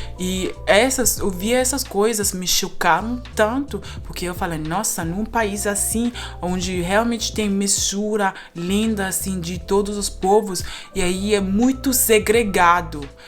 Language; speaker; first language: Portuguese; non-native, fluent; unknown